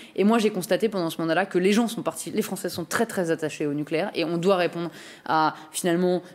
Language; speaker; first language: French; native; French